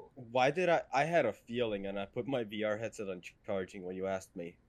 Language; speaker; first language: English; non-native, fluent; Danish